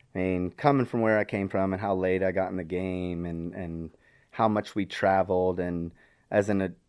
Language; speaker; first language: English; native; English